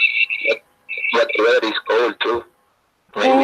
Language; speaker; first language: English; non-native, learner; Spanish